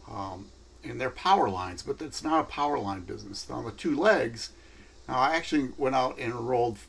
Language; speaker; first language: English; native; English